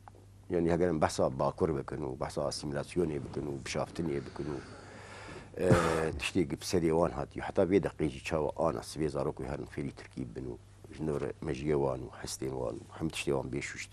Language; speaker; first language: Kurdish; native; Kurdish